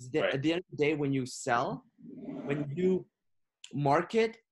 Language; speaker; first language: English; non-native, fluent; Russian